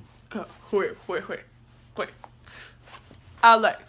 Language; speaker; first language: French; non-native, learner; English